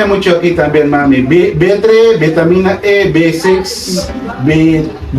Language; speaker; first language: Spanish; non-native, learner; Filipino